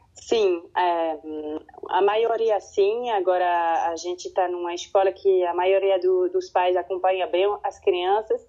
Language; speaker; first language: Portuguese; non-native, fluent; French